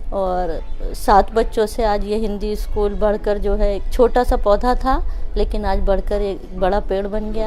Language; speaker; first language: Hindi; native; Hindi